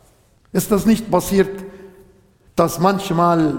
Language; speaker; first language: German; non-native, fluent; Arabic